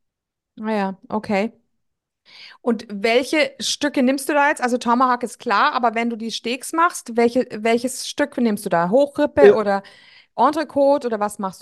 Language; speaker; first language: German; native; German